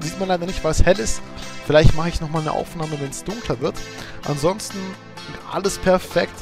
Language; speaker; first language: German; native; German